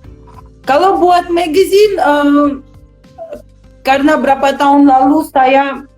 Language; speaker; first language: Indonesian; non-native, fluent; Russian